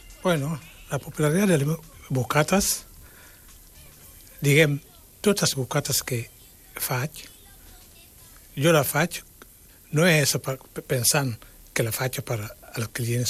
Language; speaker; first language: Catalan; non-native, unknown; Wolof